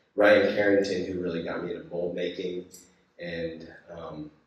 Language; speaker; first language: English; native; English